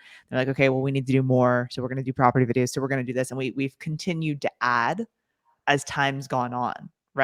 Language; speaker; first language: English; native; English